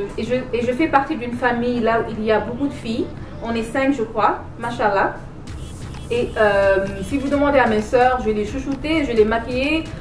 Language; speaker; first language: French; non-native, local second language; Wolof